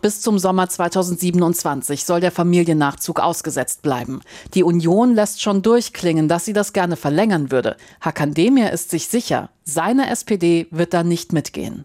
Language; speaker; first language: German; native; German